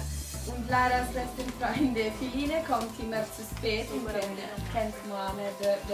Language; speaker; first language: German; non-native, learner; Italian